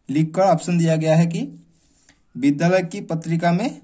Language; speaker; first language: Hindi; non-native, local second language; Assamese